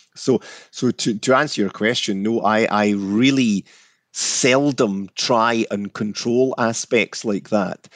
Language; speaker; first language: English; native; English